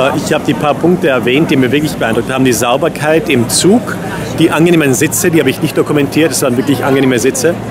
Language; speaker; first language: German; non-native, fluent; English